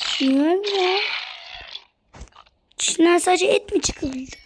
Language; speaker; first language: Turkish; native; Turkish